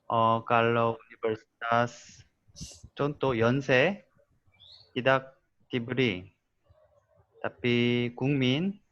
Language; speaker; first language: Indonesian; non-native, learner; Korean